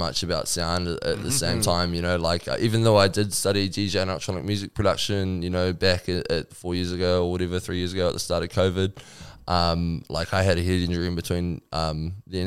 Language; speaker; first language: English; native; English